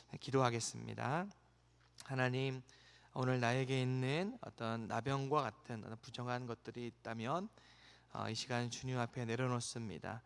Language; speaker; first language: Korean; native; Korean